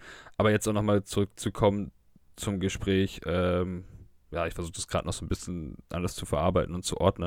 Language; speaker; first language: German; native; German